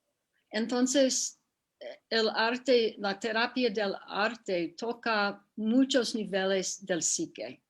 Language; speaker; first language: Spanish; non-native, fluent; English